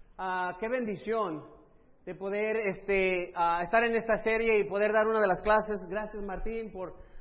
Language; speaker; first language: Spanish; early bilingual, other home language; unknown